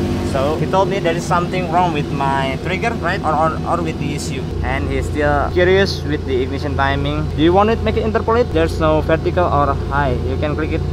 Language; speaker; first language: English; non-native, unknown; Indonesian